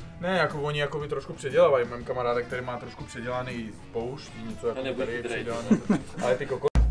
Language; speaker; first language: Czech; non-native, fluent; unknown